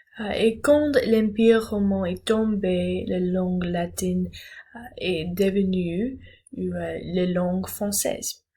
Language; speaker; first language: French; non-native, learner; English